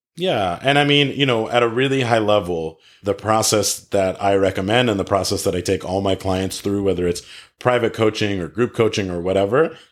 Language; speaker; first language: English; native; English